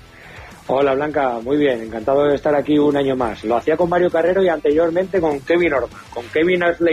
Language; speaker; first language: Spanish; native; Spanish